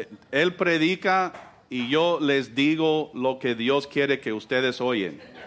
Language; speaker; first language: Spanish; non-native, fluent; English